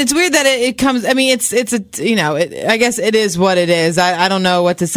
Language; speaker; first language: English; native; English